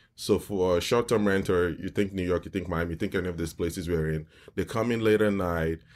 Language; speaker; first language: English; non-native, local second language; Yoruba